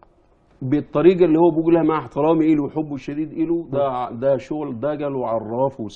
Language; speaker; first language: Arabic; native; Arabic